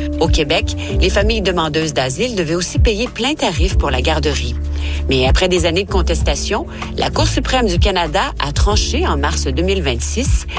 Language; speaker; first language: French; native; French